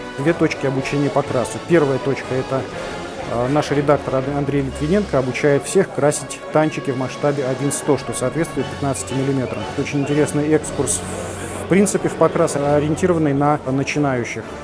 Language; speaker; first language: Russian; native; Russian